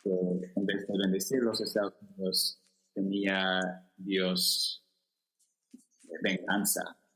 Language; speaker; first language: Spanish; non-native, fluent; English